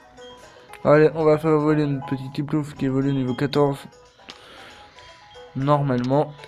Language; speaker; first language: French; native; French